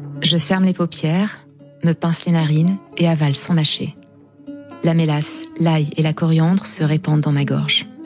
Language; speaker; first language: French; non-native, local second language; Arabic